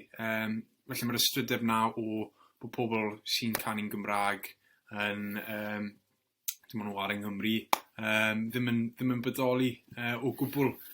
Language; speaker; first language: Welsh; native; Welsh